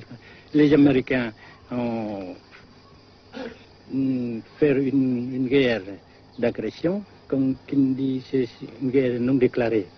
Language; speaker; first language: French; non-native, fluent; Vietnamese